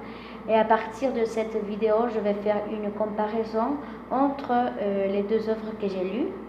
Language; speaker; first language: French; non-native, fluent; Spanish